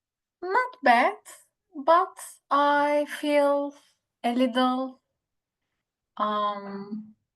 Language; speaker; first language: English; non-native, learner; Turkish